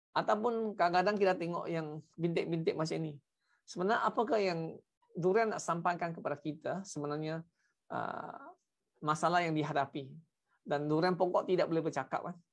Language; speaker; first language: Malay; non-native, local second language; Chinese